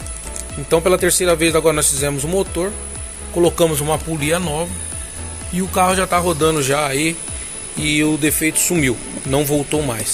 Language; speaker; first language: Portuguese; native; Portuguese